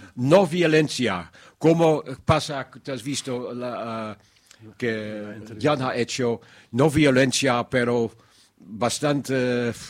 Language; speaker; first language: Spanish; non-native, fluent; Dutch